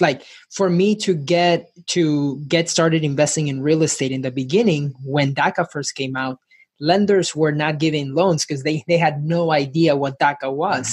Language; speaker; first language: English; early bilingual, other home language; Spanish